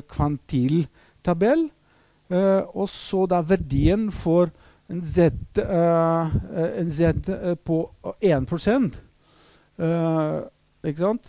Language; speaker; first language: Norwegian; non-native, fluent; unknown